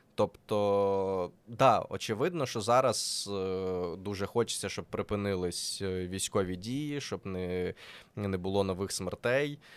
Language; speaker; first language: Ukrainian; non-native, local second language; Russian